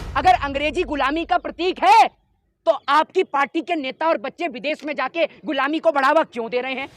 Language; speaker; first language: Hindi; native; Hindi